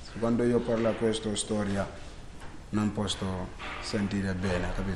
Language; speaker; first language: Italian; non-native, learner; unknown